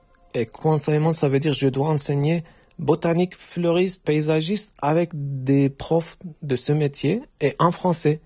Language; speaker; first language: French; non-native, fluent; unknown